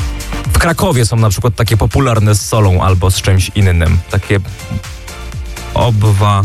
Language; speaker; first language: Polish; native; Polish